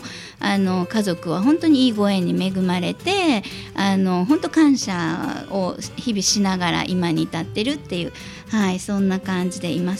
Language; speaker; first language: Japanese; native; Japanese